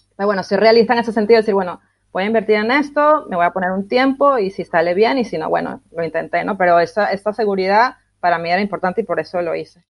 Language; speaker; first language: Spanish; native; Spanish